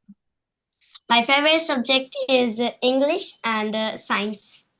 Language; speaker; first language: English; non-native, learner; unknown